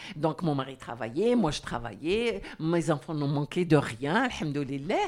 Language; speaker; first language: French; non-native, local second language; Arabic